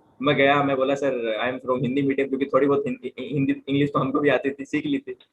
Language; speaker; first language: Hindi; native; Hindi